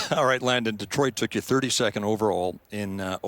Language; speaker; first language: English; native; English